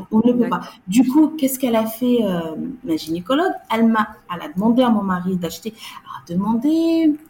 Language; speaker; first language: French; non-native, local second language; Arabic